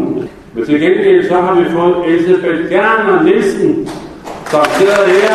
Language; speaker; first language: Danish; native; Danish